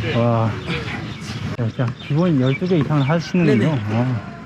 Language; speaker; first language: Korean; native; Korean